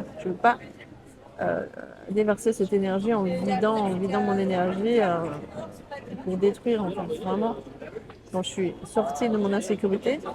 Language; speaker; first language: French; native; French